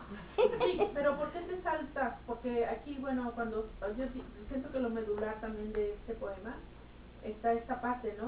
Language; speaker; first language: Spanish; native; Spanish